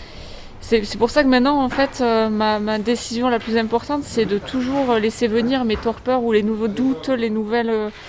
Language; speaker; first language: French; native; French